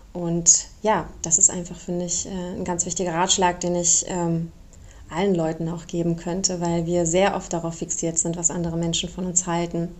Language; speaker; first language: German; early bilingual, other home language; Romanian